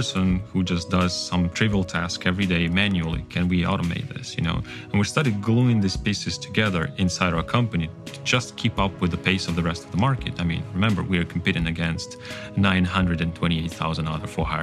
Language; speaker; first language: English; non-native, fluent; Kazakh